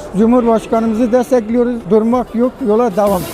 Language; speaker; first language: Turkish; native; Turkish